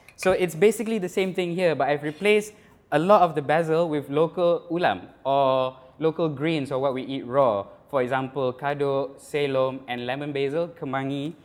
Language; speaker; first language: English; non-native, local second language; Malay